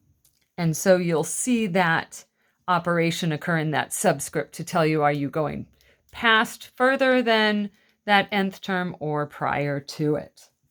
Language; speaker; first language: English; native; English